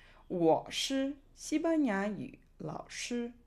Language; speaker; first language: Chinese; non-native, learner; Portuguese